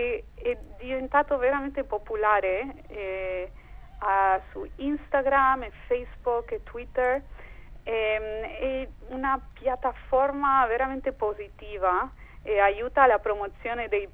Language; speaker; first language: Italian; non-native, fluent; Spanish